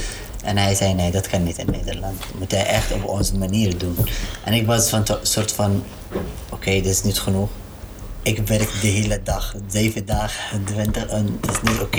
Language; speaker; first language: Dutch; non-native, learner; Arabic